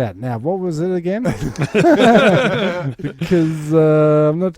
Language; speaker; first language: English; native; English